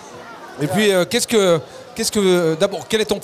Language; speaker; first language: French; native; French